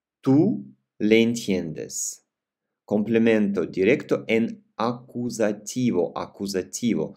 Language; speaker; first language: Spanish; non-native, fluent; Russian